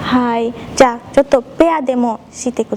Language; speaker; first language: Japanese; non-native, fluent; Bangla